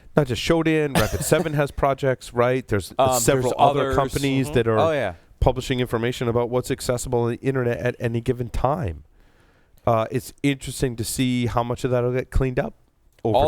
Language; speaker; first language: English; native; English